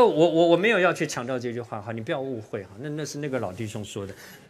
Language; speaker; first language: Chinese; native; Chinese